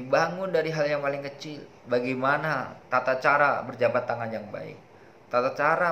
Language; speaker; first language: Indonesian; native; Indonesian